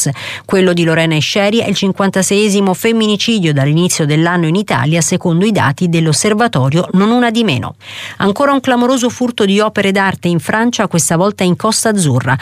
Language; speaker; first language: Italian; native; Italian